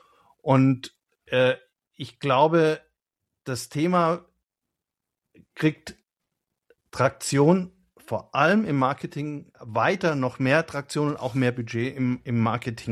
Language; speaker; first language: German; native; German